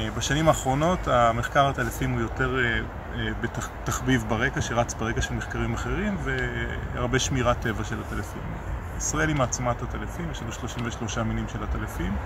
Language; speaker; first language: Hebrew; native; Hebrew